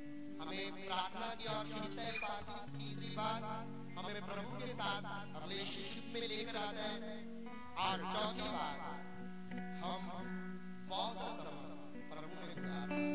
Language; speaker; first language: Hindi; non-native, local second language; Punjabi